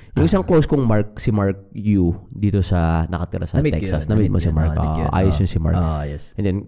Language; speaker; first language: Filipino; native; Filipino